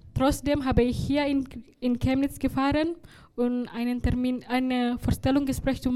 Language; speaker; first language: German; non-native, learner; Indonesian